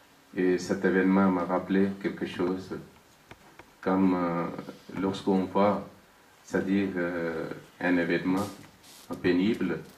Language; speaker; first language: French; non-native, fluent; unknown